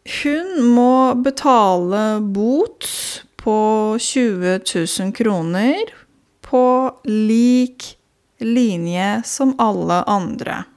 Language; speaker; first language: Norwegian; non-native, fluent; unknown